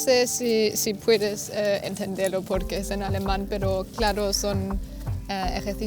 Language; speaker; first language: Spanish; non-native, fluent; German